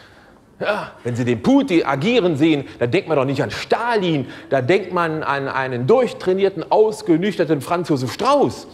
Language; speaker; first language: German; native; German